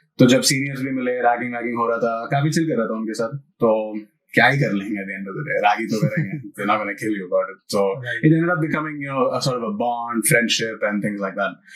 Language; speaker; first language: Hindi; non-native, local second language; Malayalam